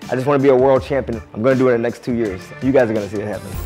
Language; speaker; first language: English; native; English